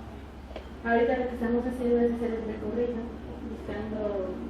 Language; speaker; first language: Spanish; native; Spanish